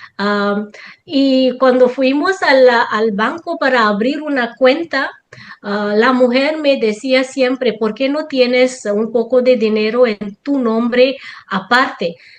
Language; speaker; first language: Spanish; non-native, fluent; Tamil